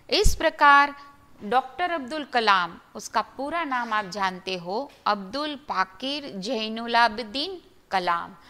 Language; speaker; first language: Hindi; non-native, local second language; Gujarati